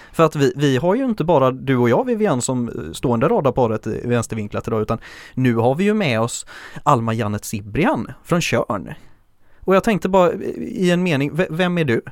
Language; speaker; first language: Swedish; native; Swedish